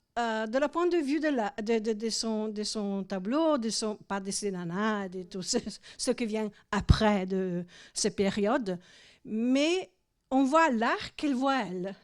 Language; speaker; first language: French; non-native, fluent; Italian